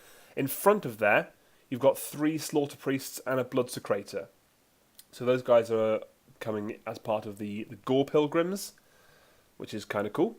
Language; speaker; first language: English; native; English